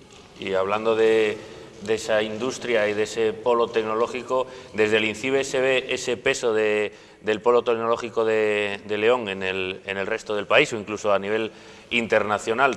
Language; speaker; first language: Spanish; native; Spanish